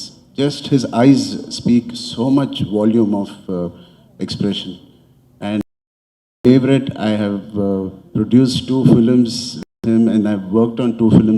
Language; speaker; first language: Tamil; non-native, learner; Telugu